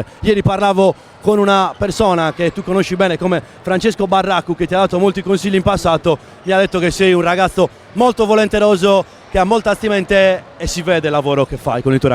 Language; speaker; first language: Italian; native; Italian